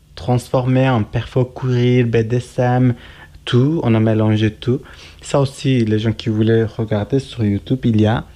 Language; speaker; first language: French; non-native, learner; Kurdish